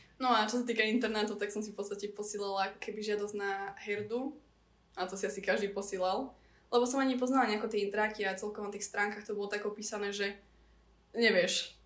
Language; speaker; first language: Slovak; native; Slovak